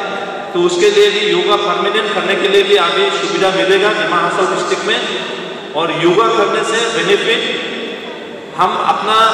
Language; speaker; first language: Hindi; non-native, local second language; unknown